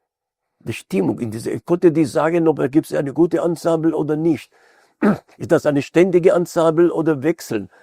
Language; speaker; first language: German; non-native, fluent; Hebrew